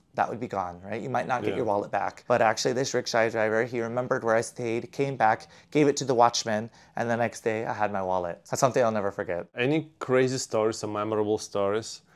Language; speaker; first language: English; native; English